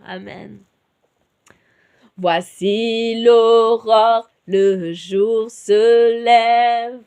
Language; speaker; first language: French; native; French